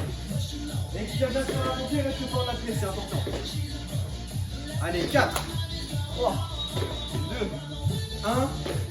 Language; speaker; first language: French; native; French